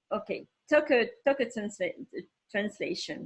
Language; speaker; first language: English; non-native, learner; French